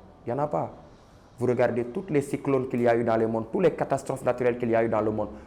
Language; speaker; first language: French; non-native, local second language; Wolof